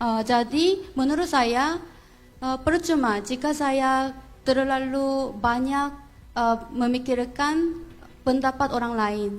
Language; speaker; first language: Indonesian; non-native, fluent; Korean